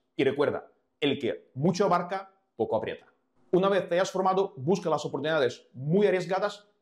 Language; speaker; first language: Spanish; non-native, fluent; Ukrainian